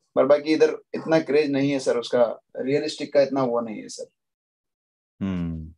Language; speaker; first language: Hindi; native; Hindi